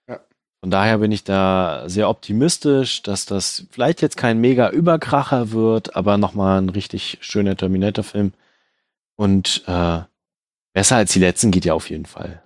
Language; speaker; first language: German; native; German